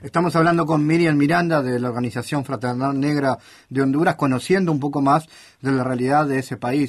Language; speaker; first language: Spanish; native; Spanish